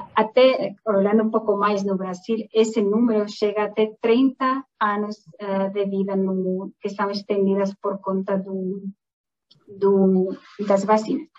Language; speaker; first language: Portuguese; non-native, fluent; Spanish